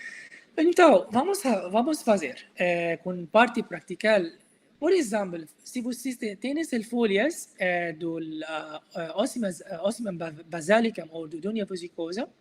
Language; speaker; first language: Portuguese; non-native, learner; Arabic